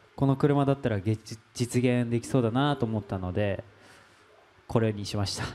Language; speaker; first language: Japanese; native; Japanese